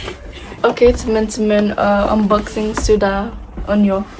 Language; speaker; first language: Indonesian; early bilingual, heritage; Indonesian